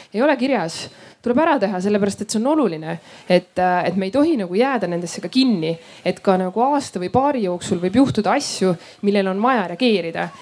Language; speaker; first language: Estonian; native; Estonian